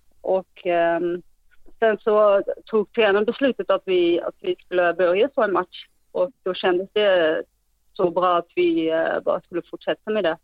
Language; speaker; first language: Swedish; non-native, fluent; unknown